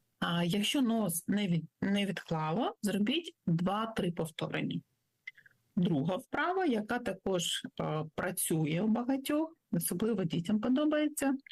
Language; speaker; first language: Ukrainian; native; Ukrainian